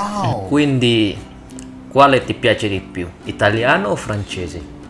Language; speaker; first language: Italian; non-native, learner; Indonesian